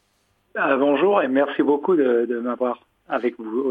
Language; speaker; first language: French; non-native, fluent; English